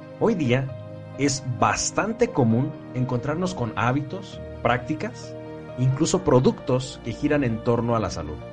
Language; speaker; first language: Spanish; native; Spanish